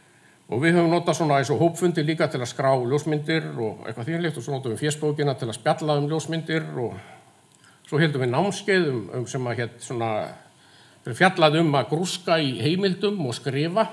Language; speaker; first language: Icelandic; native; Icelandic